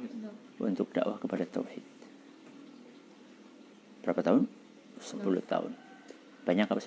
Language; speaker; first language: Indonesian; native; Indonesian